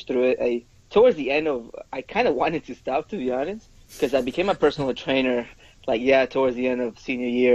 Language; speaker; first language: English; non-native, fluent; Spanish